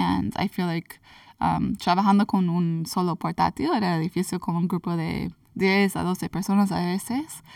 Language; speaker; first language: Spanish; early bilingual, heritage; English